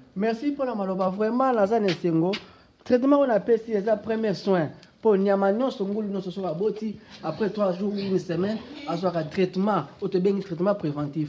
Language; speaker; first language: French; non-native, local second language; Lingala